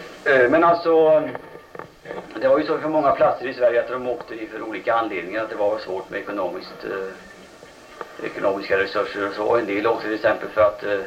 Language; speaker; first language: Swedish; native; Swedish